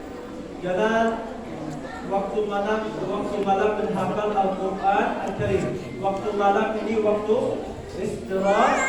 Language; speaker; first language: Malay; non-native, learner; Arabic